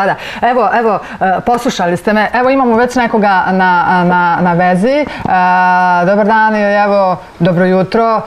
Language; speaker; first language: Serbian; native; Serbian